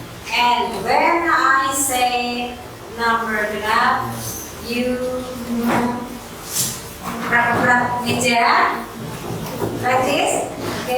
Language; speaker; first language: English; non-native, local second language; Indonesian